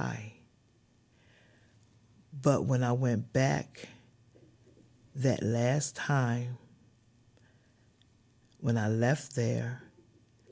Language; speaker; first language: English; native; English